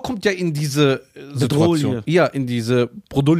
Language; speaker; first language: German; early bilingual, other home language; Persian